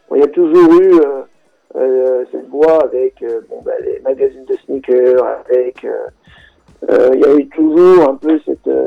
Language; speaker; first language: French; native; French